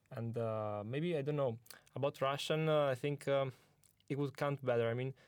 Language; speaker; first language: English; non-native, learner; Italian